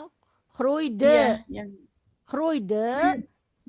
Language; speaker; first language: Indonesian; native; Indonesian